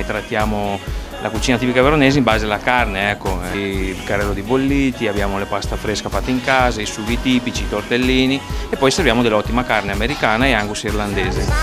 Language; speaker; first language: Italian; native; Italian